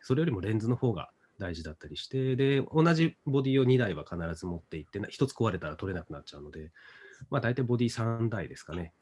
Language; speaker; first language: Japanese; native; Japanese